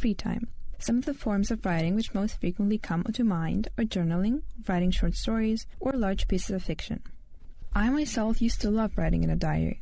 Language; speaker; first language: English; non-native, fluent; Lithuanian